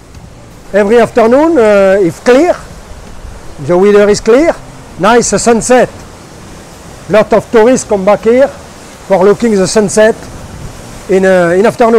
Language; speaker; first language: English; non-native, learner; French